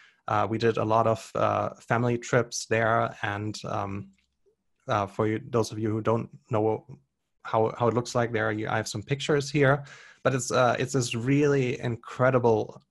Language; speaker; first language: English; non-native, fluent; German